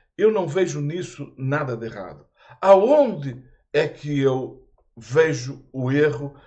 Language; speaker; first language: Portuguese; native; Portuguese